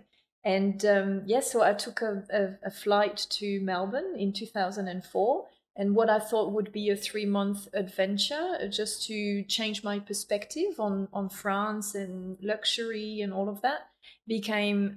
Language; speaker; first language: English; non-native, fluent; French